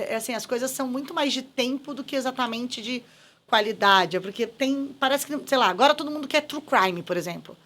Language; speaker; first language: Portuguese; native; Portuguese